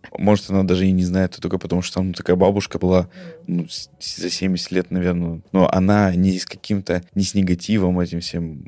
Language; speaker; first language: Russian; native; Russian